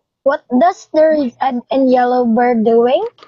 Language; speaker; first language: English; non-native, fluent; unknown